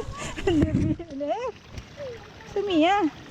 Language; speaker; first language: Norwegian; non-native, learner; Filipino